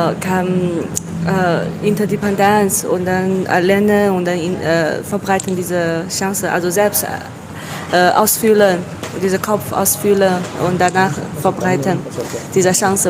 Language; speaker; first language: German; non-native, learner; Indonesian